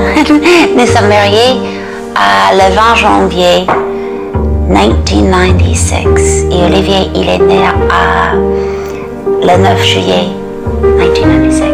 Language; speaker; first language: French; non-native, learner; English